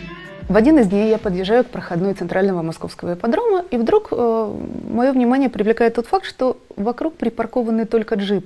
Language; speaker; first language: Russian; native; Russian